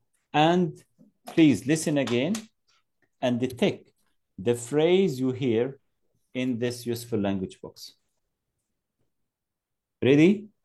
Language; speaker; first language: English; non-native, fluent; Arabic